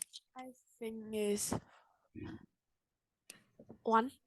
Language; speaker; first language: English; non-native, learner; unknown